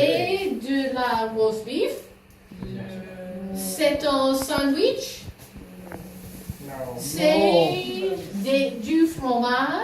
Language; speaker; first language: French; non-native, fluent; English